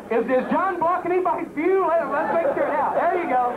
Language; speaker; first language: English; native; English